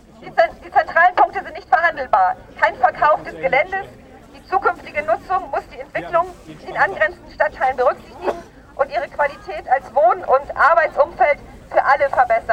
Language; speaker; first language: German; native; German